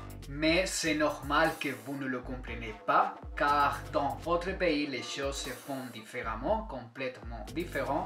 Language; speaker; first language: French; non-native, fluent; Spanish